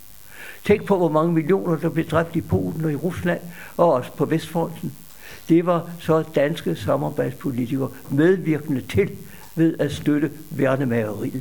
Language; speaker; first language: Danish; native; Danish